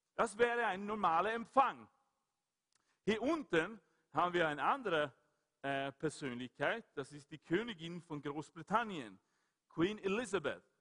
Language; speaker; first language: German; non-native, fluent; Swedish